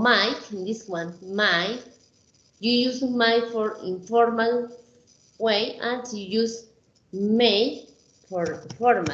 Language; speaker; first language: English; non-native, fluent; Spanish